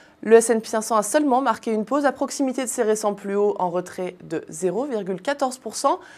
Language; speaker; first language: French; native; French